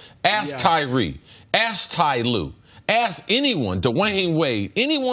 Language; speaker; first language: English; native; English